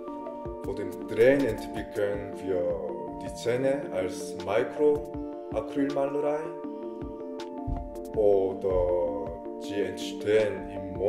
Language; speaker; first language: German; non-native, fluent; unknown